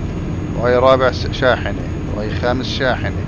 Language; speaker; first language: Arabic; native; Arabic